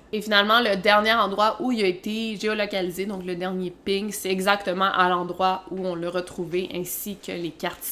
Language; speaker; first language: French; native; French